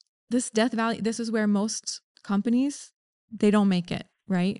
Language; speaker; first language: English; native; English